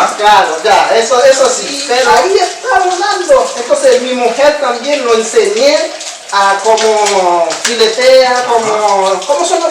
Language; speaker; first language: Spanish; non-native, learner; Haitian Creole